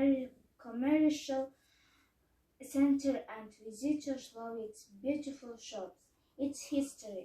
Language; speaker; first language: English; non-native, learner; Kazakh